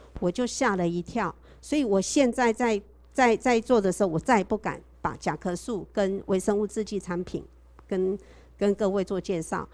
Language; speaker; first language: Chinese; native; Chinese